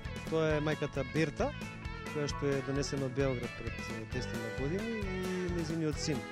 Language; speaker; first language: Macedonian; native; Macedonian